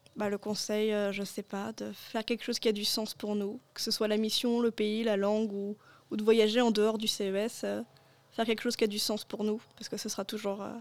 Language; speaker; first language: French; native; French